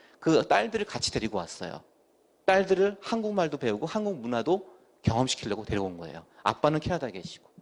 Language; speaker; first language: Korean; native; Korean